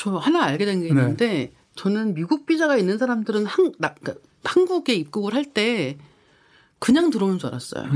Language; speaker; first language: Korean; native; Korean